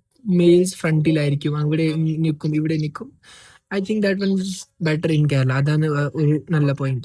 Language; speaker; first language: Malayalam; non-native, fluent; Kashmiri